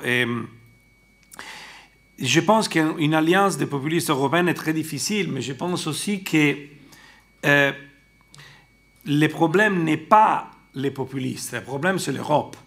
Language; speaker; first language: French; non-native, fluent; Italian